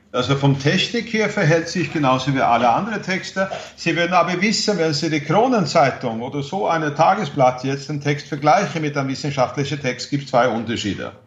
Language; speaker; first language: German; non-native, fluent; Swedish